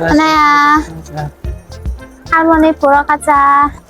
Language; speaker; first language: Korean; non-native, learner; Vietnamese